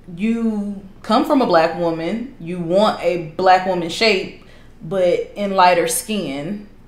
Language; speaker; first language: English; native; English